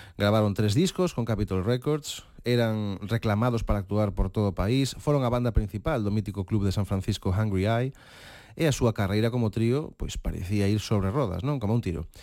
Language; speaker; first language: Galician; native; Galician